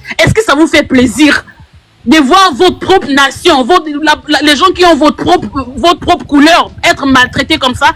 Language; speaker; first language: French; non-native, local second language; Lingala